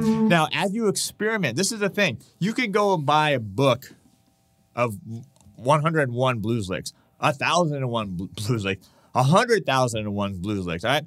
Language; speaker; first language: English; native; English